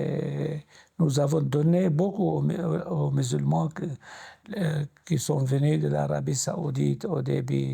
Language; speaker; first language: French; non-native, fluent; Arabic